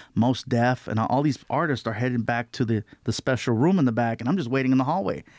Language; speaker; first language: English; native; English